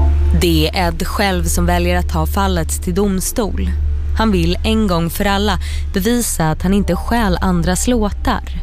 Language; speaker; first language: Swedish; native; Swedish